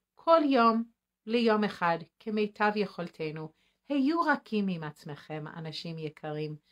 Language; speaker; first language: Hebrew; native; Hebrew